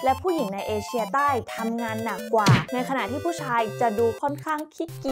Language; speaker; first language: Thai; native; Thai